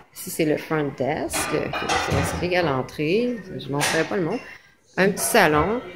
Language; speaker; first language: French; native; French